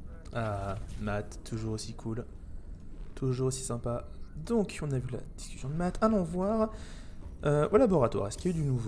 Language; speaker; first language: French; native; French